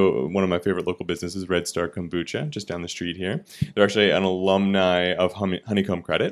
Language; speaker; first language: English; native; English